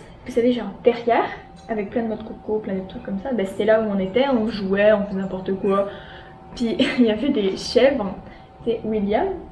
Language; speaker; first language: French; native; French